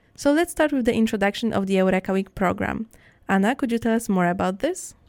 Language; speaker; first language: English; non-native, fluent; Polish